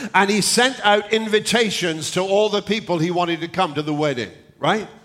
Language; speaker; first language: English; native; English